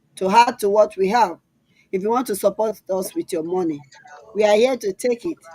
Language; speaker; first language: English; non-native, local second language; Yoruba